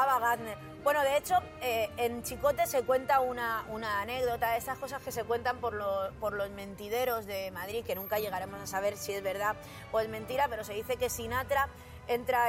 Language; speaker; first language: Spanish; native; Spanish